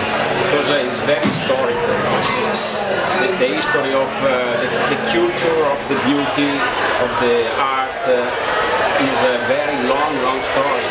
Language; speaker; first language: English; non-native, fluent; Italian